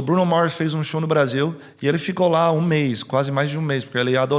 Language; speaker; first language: Portuguese; early bilingual, heritage; English